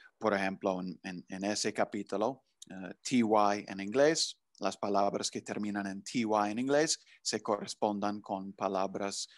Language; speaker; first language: Spanish; non-native, fluent; English